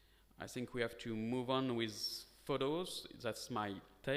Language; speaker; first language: English; non-native, fluent; French